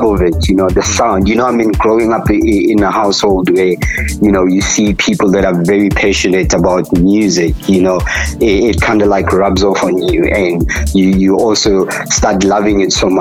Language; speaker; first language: English; non-native, local second language; Zulu